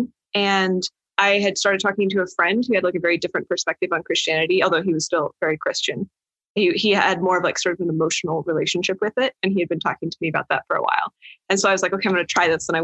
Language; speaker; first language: English; native; English